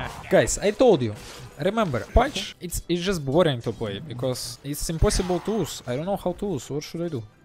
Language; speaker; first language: English; non-native, fluent; Russian